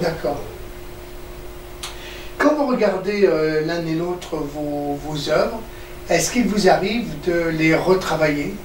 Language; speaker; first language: French; native; French